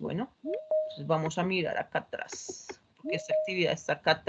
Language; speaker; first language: Spanish; native; Spanish